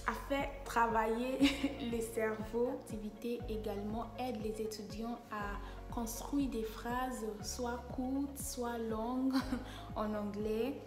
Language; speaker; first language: French; non-native, fluent; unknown